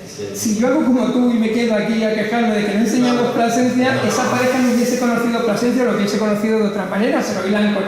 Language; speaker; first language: Spanish; native; Spanish